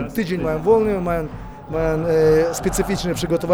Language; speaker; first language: Polish; non-native, fluent; Russian